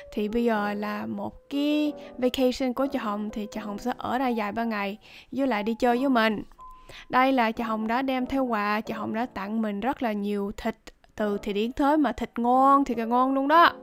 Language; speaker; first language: Vietnamese; early bilingual, heritage; Vietnamese